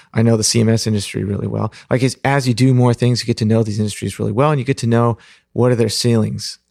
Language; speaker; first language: English; native; English